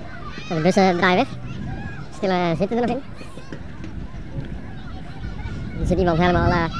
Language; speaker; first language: Dutch; native; Dutch